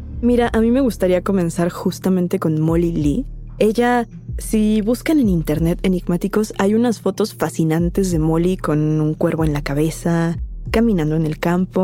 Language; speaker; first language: Spanish; native; Spanish